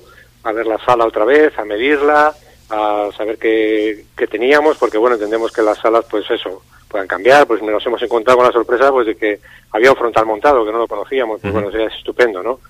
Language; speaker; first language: Spanish; native; Spanish